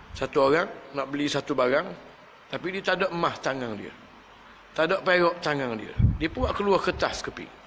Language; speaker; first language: Malay; native; Malay